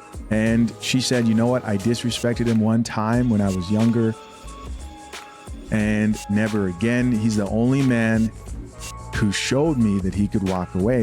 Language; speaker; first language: English; native; English